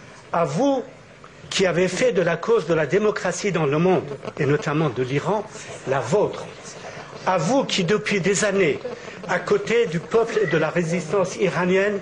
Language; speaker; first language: French; native; French